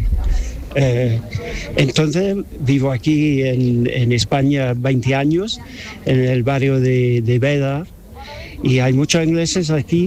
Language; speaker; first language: Spanish; non-native, learner; English